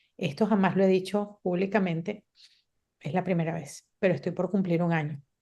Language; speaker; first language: Spanish; native; Spanish